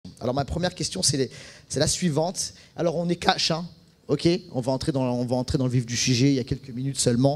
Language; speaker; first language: French; native; French